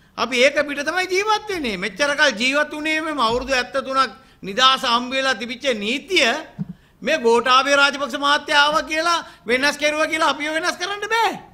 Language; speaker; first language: Sinhala; non-native, local second language; Tamil